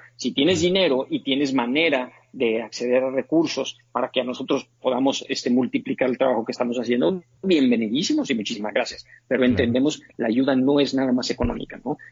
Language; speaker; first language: Spanish; native; Spanish